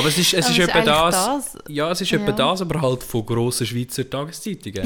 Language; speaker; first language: German; native; German